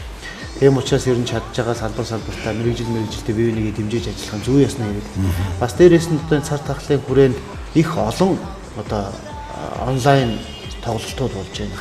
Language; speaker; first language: Mongolian; native; Mongolian